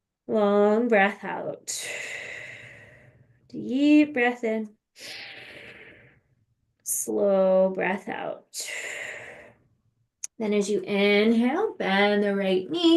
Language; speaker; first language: English; native; English